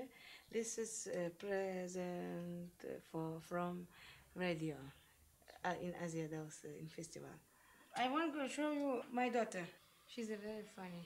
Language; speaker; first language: English; non-native, learner; Uzbek